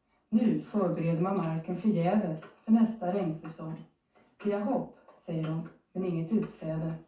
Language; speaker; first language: Swedish; native; Swedish